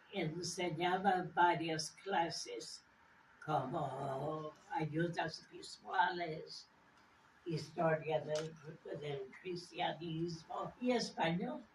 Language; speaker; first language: Spanish; non-native, fluent; English